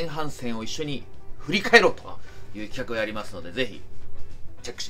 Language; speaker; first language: Japanese; native; Japanese